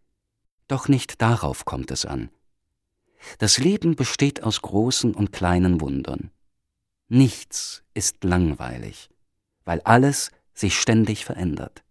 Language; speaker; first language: German; native; German